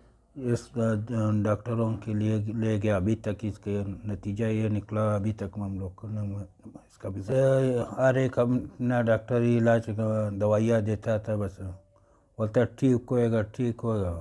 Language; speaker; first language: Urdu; non-native, local second language; Pashto